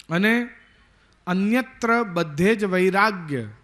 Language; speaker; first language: Hindi; non-native, local second language; Gujarati